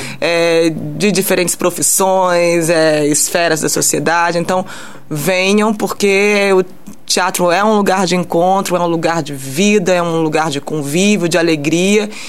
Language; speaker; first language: Portuguese; early bilingual, heritage; Portuguese